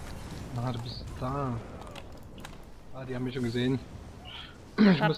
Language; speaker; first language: German; native; German